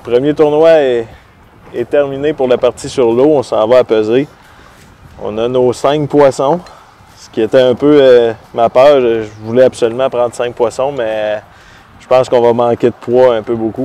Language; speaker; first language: French; native; French